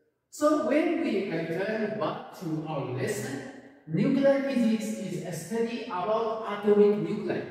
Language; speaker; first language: English; non-native, local second language; Amharic